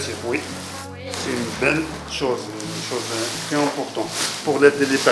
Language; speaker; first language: French; non-native, learner; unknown